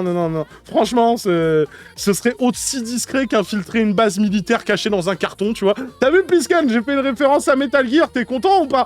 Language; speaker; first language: French; native; French